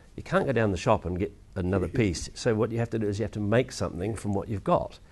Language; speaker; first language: English; native; English